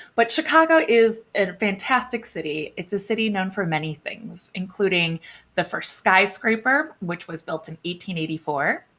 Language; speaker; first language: English; native; English